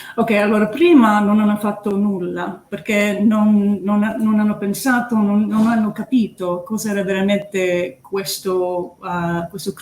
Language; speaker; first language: Italian; early bilingual, heritage; English